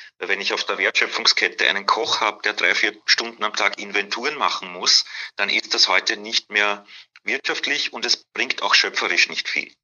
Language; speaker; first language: German; native; German